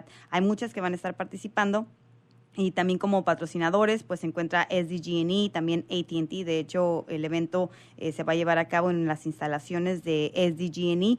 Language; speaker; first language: Spanish; native; Spanish